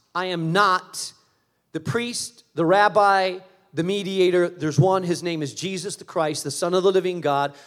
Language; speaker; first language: English; early bilingual, other home language; Spanish